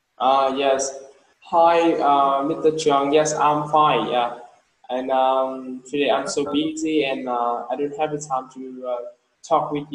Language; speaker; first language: English; non-native, learner; Vietnamese